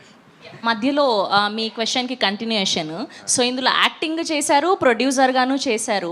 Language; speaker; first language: Telugu; native; Telugu